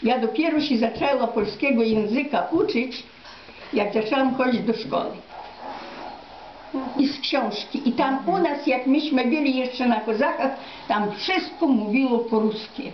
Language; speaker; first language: Polish; non-native, local second language; Ukrainian